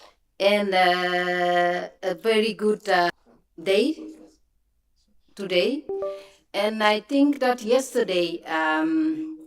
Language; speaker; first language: English; non-native, fluent; French